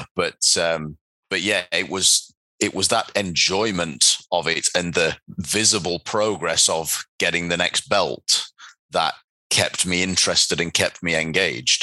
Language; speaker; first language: English; native; English